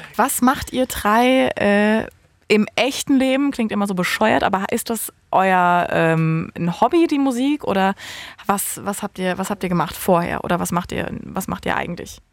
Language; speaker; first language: German; native; German